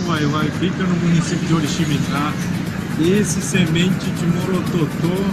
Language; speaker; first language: Portuguese; non-native, local second language; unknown